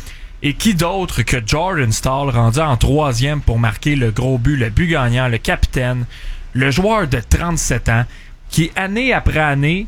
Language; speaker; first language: French; native; French